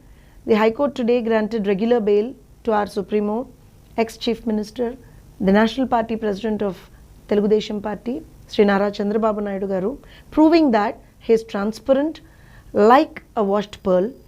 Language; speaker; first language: English; non-native, local second language; Telugu